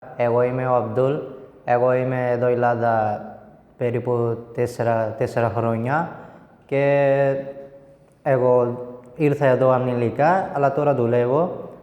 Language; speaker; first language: Greek; non-native, learner; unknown